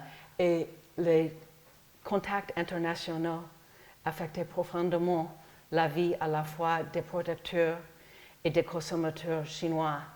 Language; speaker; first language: French; non-native, fluent; English